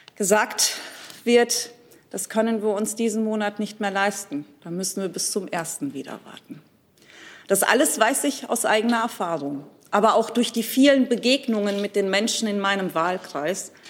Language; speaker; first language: German; early bilingual, other home language; Turkish